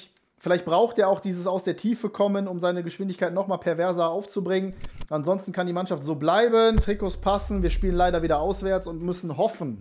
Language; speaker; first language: German; native; German